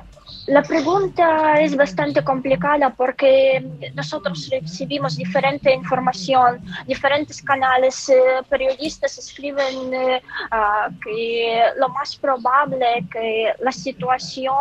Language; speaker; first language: Spanish; non-native, fluent; Ukrainian